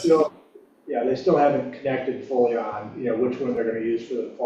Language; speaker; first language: English; native; English